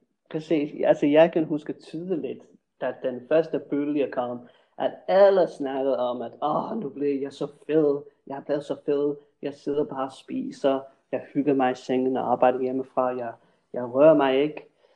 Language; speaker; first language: Danish; non-native, fluent; English